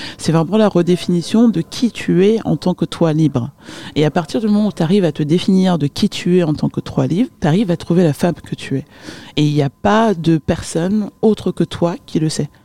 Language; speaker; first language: French; early bilingual, other home language; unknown